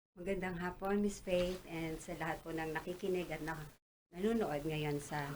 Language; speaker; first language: Filipino; non-native, local second language; Masbatenyo